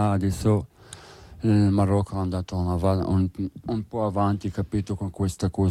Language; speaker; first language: Italian; non-native, learner; Arabic